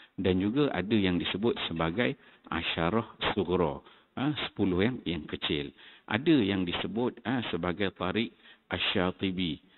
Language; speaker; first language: Malay; native; Malay